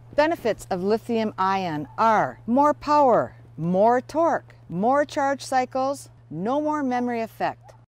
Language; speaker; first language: English; native; English